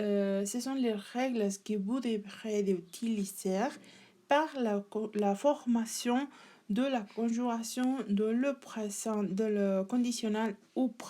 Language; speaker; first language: French; non-native, learner; Spanish